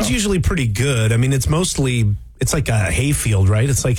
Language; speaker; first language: English; native; English